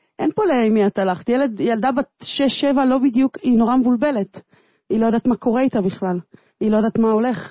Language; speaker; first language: Hebrew; early bilingual, other home language; Russian